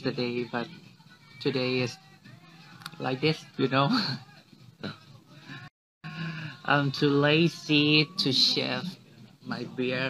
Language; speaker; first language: English; non-native, learner; Thai